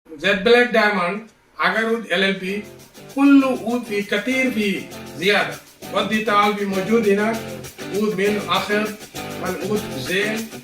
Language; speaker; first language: Arabic; non-native, learner; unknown